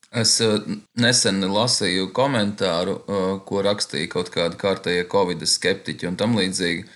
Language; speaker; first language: Latvian; native; Latvian